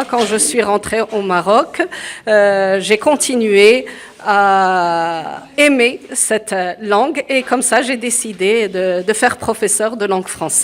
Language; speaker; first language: French; early bilingual, other home language; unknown